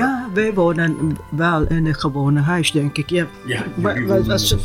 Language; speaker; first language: Dutch; non-native, local second language; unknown